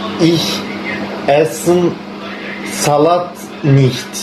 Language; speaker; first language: German; non-native, learner; Turkish